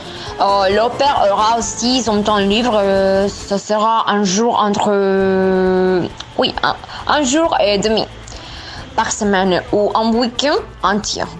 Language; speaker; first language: French; non-native, learner; Spanish